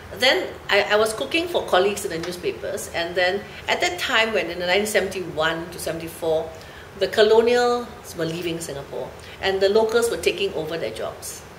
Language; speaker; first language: English; native; English